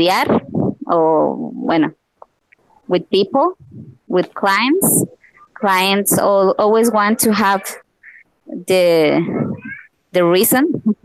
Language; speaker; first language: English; non-native, learner; Spanish